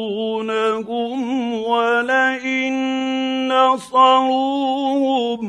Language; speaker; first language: Arabic; native; Arabic